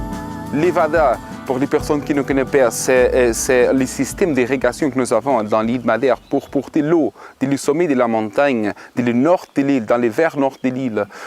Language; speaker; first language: French; non-native, fluent; Portuguese